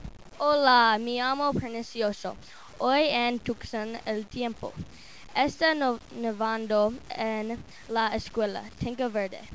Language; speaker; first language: Spanish; non-native, learner; English